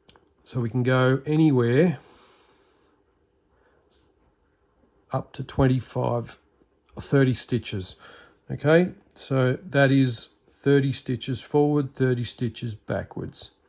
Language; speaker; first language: English; native; English